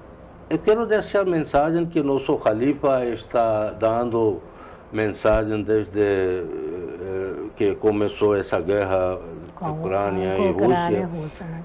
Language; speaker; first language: Portuguese; non-native, learner; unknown